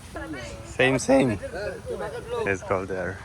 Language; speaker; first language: English; non-native, fluent; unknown